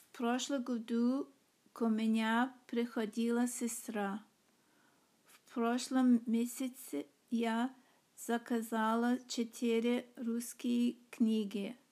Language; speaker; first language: Russian; non-native, learner; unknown